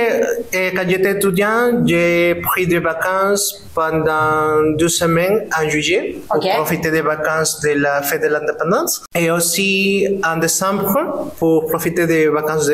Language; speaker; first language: French; non-native, fluent; Spanish